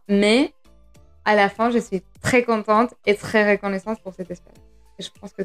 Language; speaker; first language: French; non-native, fluent; Spanish